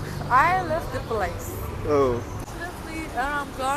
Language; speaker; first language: English; non-native, learner; Persian